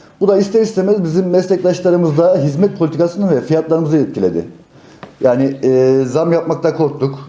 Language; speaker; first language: Turkish; native; Turkish